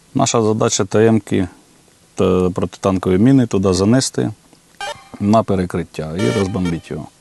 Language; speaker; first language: Ukrainian; native; Ukrainian